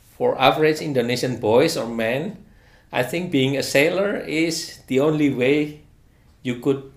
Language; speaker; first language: English; non-native, fluent; Indonesian